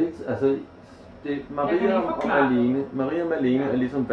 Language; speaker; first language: Danish; native; Danish